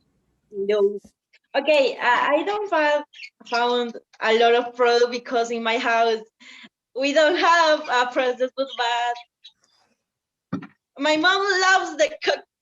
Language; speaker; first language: English; non-native, learner; Spanish